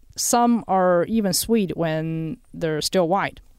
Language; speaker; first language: English; non-native, fluent; Chinese